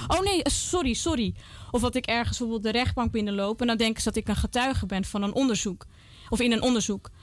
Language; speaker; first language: Dutch; native; Dutch